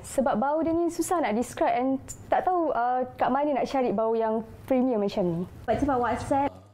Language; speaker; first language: Malay; native; Malay